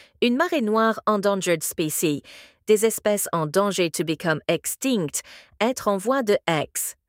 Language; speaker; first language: French; native; French